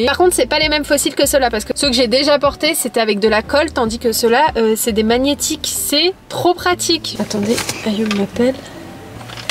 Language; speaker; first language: French; native; French